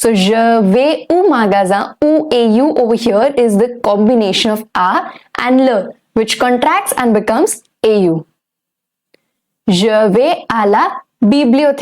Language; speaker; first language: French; non-native, fluent; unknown